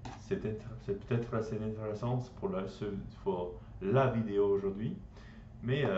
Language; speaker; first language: French; non-native, learner; English